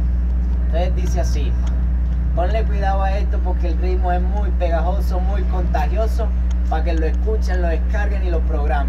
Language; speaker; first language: Spanish; native; Spanish